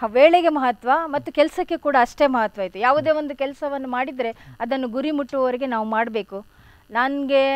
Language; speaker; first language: Kannada; non-native, local second language; Tulu